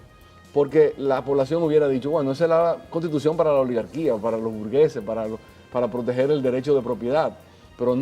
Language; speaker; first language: Spanish; native; Spanish